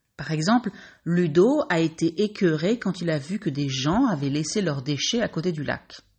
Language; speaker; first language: French; native; French